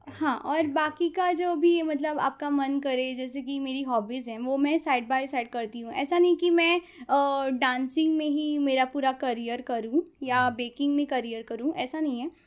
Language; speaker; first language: Hindi; non-native, local second language; Konkani